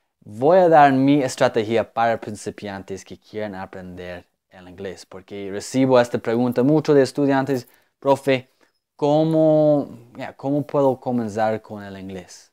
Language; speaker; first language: Spanish; non-native, fluent; English